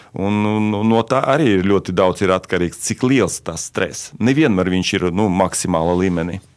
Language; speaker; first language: Latvian; non-native, local second language; Russian